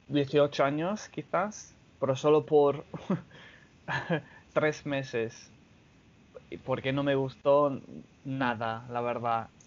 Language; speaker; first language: Spanish; non-native, fluent; English